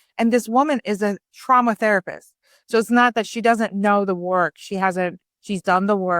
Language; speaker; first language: English; early bilingual, other home language; Persian